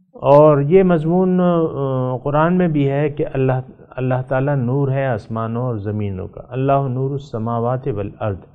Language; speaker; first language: Urdu; non-native, local second language; Pashto